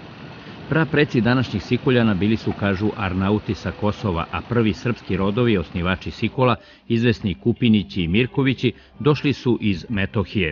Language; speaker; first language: Serbian; native; Serbian